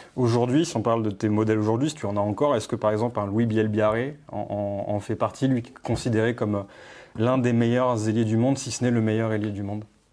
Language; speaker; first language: French; native; French